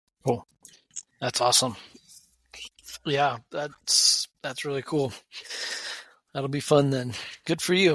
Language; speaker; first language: English; native; English